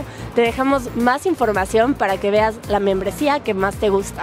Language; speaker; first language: Spanish; native; Spanish